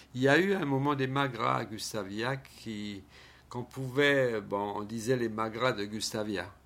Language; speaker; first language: French; native; French